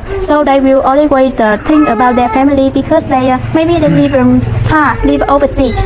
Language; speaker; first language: English; non-native, learner; Vietnamese